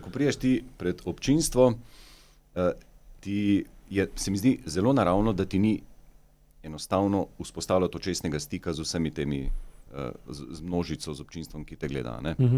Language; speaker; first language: Slovenian; native; Slovenian